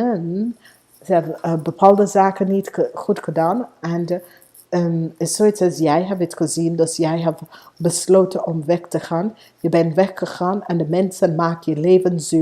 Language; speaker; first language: Dutch; non-native, fluent; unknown